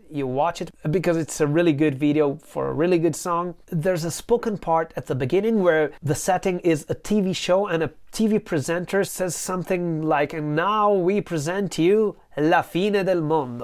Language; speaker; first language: English; non-native, fluent; Italian